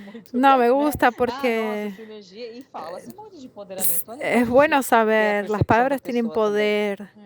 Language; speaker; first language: Spanish; non-native, fluent; Portuguese